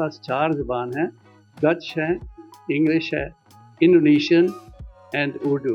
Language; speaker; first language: Hindi; non-native, fluent; Dutch